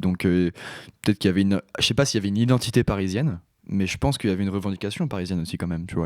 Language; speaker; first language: French; native; French